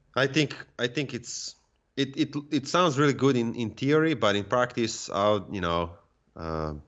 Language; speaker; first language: English; non-native, fluent; Serbian